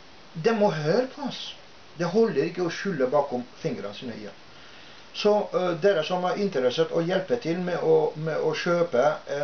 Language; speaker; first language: Norwegian; non-native, fluent; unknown